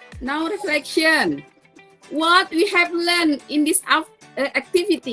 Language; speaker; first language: English; non-native, learner; Indonesian